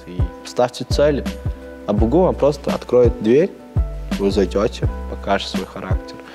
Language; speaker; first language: Russian; non-native, fluent; Turkmen